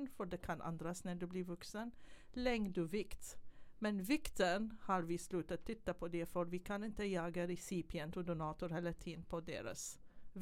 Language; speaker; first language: Swedish; non-native, fluent; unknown